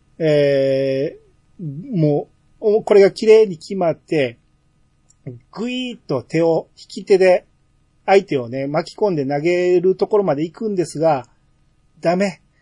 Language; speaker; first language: Japanese; native; Japanese